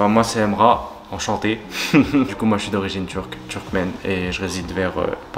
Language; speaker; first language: French; early bilingual, other home language; Turkish